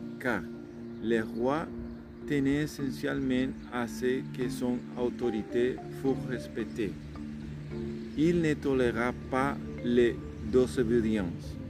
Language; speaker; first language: French; non-native, learner; Spanish